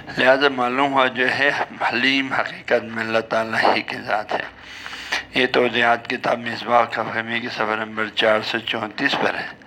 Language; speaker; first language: Urdu; non-native, local second language; Balti